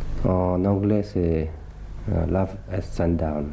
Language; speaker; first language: French; early bilingual, other home language; Thai